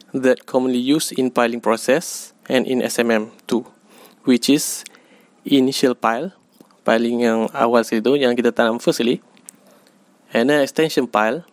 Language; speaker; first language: English; non-native, local second language; Malay